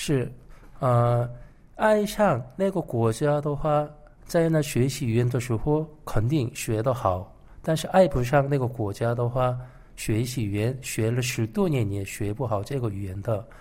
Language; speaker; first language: Chinese; non-native, fluent; Korean